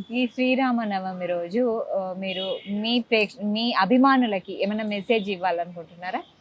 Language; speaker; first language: Telugu; native; Telugu